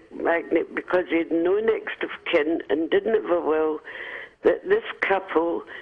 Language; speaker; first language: English; non-native, fluent; Finnish